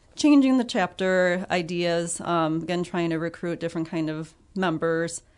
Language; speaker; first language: English; native; English